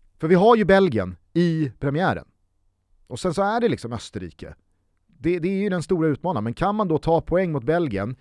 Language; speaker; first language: Swedish; native; Swedish